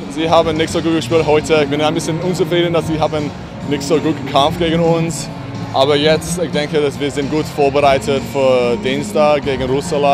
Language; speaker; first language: German; non-native, fluent; English